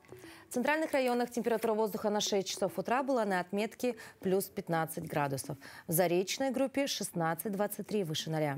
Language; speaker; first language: Russian; native; Russian